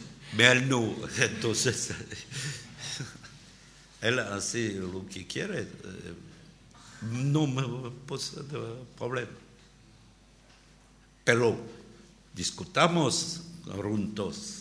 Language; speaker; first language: Spanish; non-native, learner; French